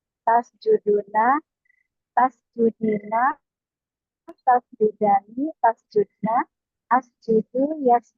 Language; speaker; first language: Arabic; non-native, learner; Indonesian